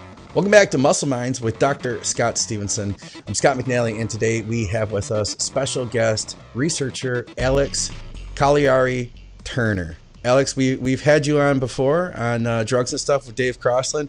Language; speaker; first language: English; native; English